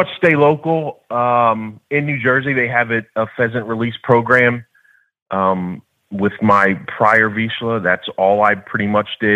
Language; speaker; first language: English; native; English